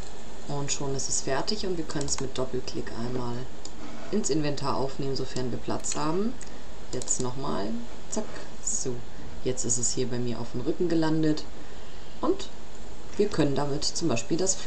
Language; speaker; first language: German; native; German